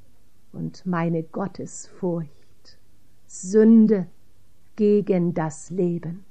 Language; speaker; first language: German; native; German